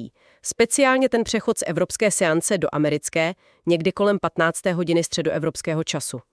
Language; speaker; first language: Czech; native; Czech